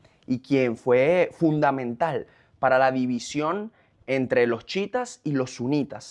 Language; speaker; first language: Spanish; native; Spanish